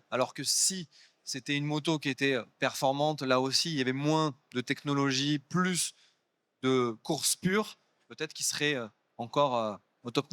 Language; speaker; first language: French; native; French